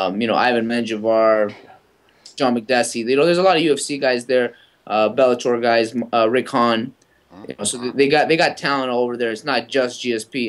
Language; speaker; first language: English; native; English